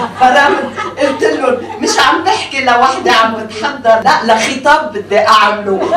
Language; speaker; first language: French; non-native, local second language; Arabic